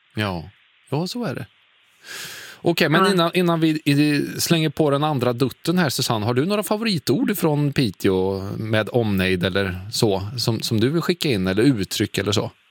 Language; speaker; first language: Swedish; native; Swedish